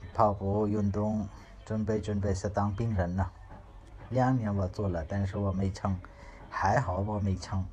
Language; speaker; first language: Chinese; non-native, learner; Hindi